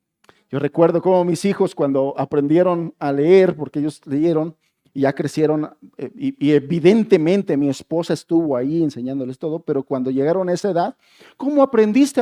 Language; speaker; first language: Spanish; native; Spanish